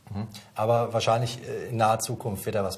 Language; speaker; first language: German; native; German